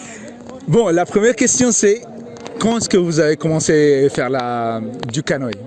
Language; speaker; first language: French; non-native, learner; Spanish